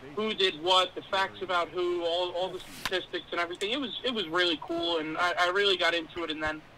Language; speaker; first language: English; native; English